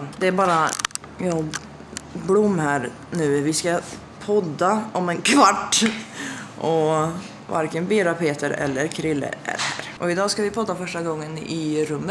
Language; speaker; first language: Swedish; native; Swedish